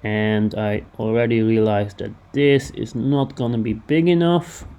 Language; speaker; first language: English; non-native, fluent; Dutch